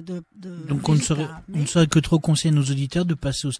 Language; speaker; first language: French; native; French